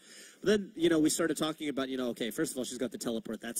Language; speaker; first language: English; native; English